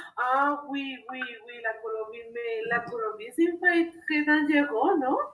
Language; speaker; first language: French; non-native, learner; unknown